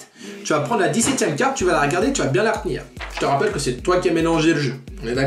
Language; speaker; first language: French; native; French